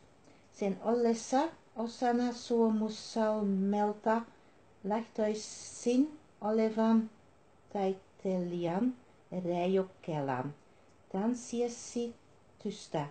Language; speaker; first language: Finnish; non-native, learner; Dutch